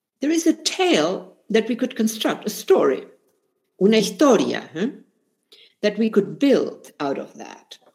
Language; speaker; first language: English; non-native, fluent; Spanish